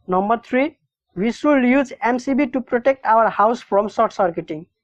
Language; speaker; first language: English; non-native, local second language; Nepali